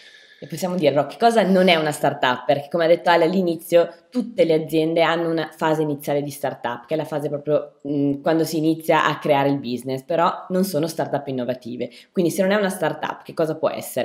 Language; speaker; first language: Italian; native; Italian